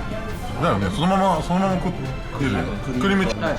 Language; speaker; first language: Japanese; native; Japanese